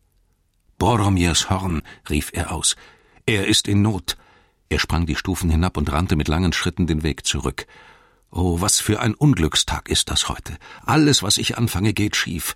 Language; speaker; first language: German; native; German